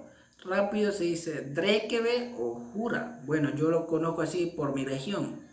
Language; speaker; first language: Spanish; non-native, local second language; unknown